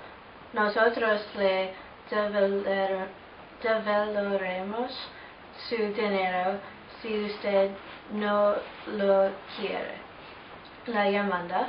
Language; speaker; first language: Spanish; non-native, learner; English